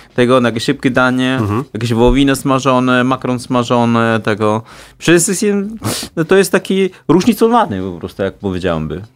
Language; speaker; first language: Polish; non-native, fluent; Chinese